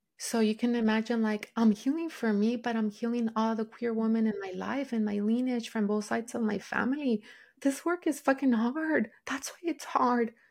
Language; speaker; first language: English; early bilingual, other home language; Spanish